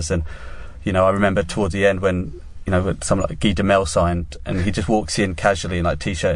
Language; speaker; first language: English; native; English